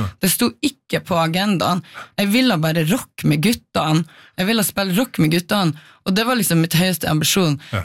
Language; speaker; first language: Norwegian; native; Norwegian